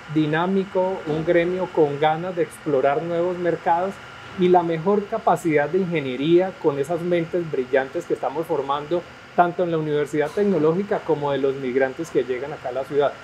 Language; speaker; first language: Spanish; native; Spanish